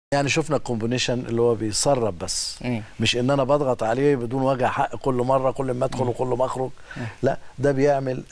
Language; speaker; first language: Arabic; native; Arabic